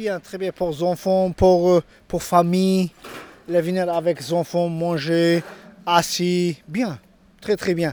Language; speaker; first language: French; non-native, learner; Turkish